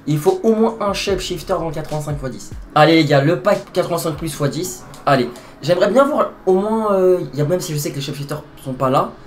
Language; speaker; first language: French; native; French